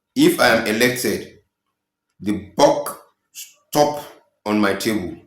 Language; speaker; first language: English; non-native, local second language; Yoruba